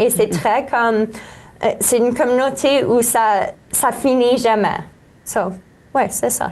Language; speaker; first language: French; native; French